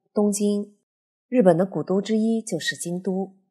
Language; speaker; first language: Chinese; native; Chinese